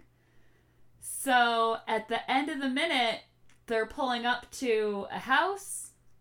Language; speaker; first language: English; native; English